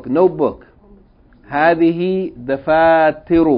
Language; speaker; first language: Arabic; non-native, fluent; English